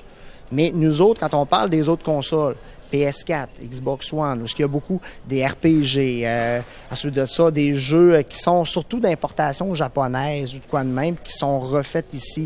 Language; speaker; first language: French; native; French